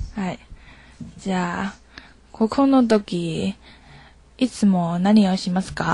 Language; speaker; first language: Japanese; non-native, learner; Chinese